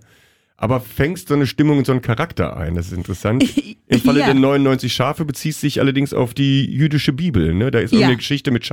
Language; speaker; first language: German; native; German